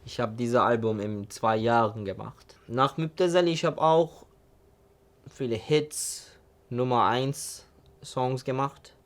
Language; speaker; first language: German; non-native, learner; Turkish